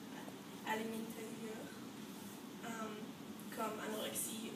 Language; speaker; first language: French; non-native, learner; English